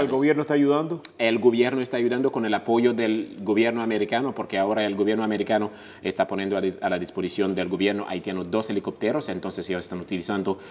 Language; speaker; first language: Spanish; non-native, fluent; Haitian Creole